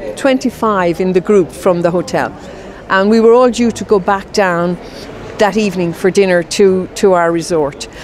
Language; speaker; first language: English; native; English